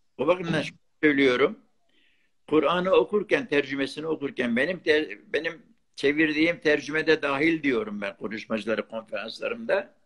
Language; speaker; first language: Turkish; non-native, local second language; Arabic